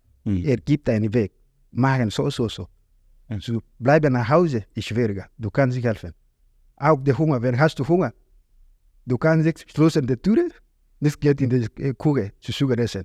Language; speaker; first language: German; non-native, learner; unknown